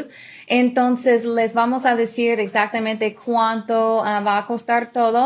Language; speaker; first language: Spanish; early bilingual, other home language; English